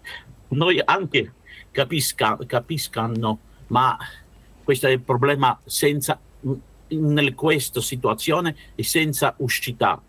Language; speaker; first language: Italian; non-native, learner; Russian